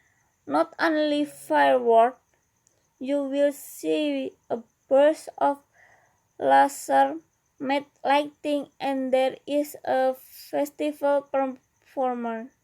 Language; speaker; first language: English; non-native, learner; Indonesian